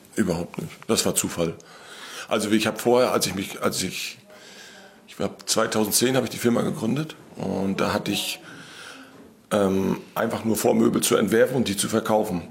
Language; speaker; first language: German; native; German